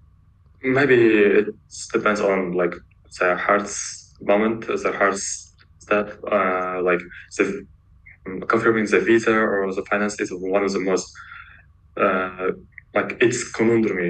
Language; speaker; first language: English; non-native, learner; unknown